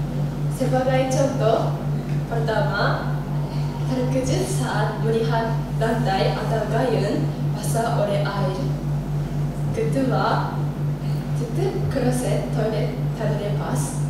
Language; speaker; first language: Indonesian; non-native, learner; Japanese